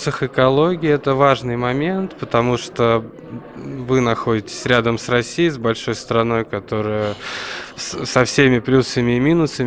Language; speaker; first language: Russian; native; Russian